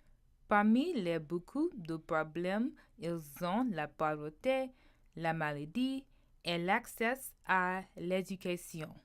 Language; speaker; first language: French; non-native, learner; English